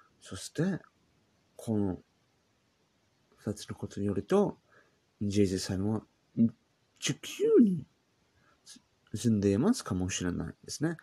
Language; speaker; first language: Japanese; non-native, learner; English